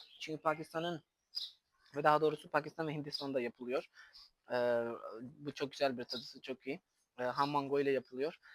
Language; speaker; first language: Turkish; non-native, fluent; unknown